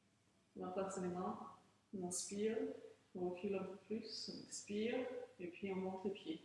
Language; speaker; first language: French; native; French